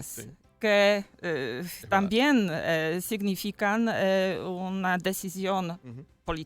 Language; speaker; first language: Spanish; non-native, fluent; Polish